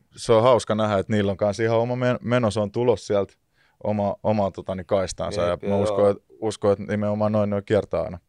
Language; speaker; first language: Finnish; native; Finnish